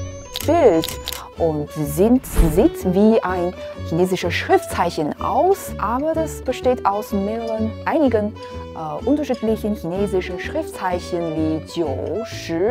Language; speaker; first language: German; non-native, fluent; Chinese